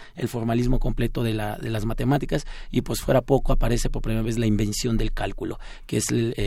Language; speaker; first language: Spanish; non-native, local second language; Zapotec